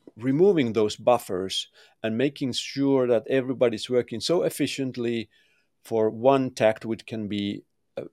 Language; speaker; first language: English; non-native, fluent; Finnish